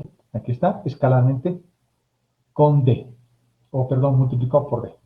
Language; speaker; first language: Spanish; native; Spanish